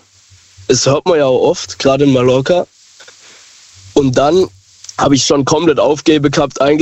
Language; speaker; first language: German; native; German